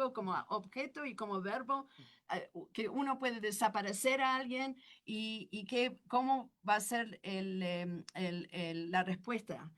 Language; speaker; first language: Spanish; non-native, fluent; English